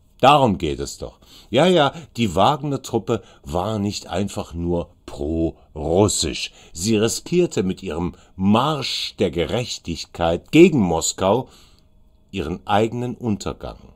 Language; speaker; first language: German; native; German